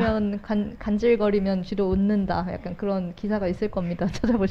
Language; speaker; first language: Korean; native; Korean